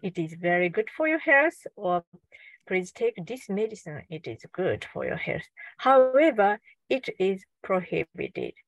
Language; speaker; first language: English; non-native, learner; Japanese